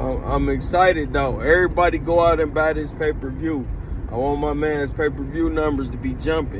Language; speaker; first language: English; native; English